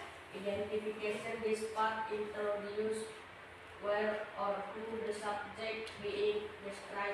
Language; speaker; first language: English; non-native, learner; Indonesian